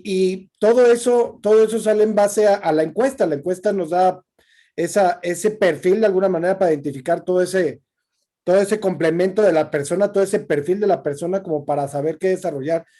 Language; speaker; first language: Spanish; native; Spanish